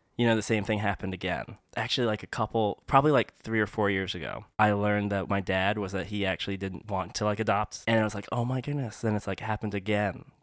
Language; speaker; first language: English; native; English